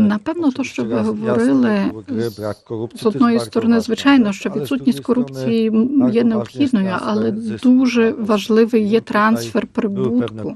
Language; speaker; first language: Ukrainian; non-native, fluent; Polish